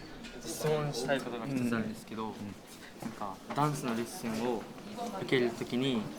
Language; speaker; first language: Japanese; native; Japanese